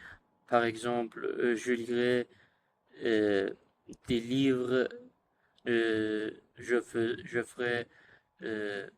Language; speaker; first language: French; non-native, learner; Persian